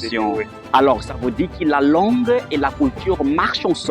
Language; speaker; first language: French; non-native, fluent; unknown